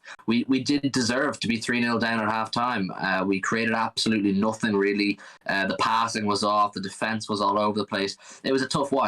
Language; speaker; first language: English; native; English